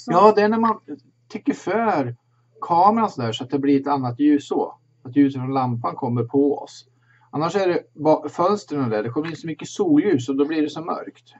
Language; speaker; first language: Swedish; native; Swedish